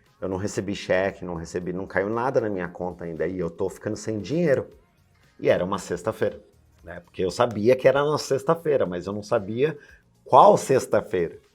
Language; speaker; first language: Portuguese; native; Portuguese